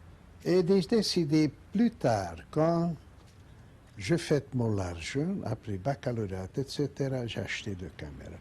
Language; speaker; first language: French; non-native, learner; Hungarian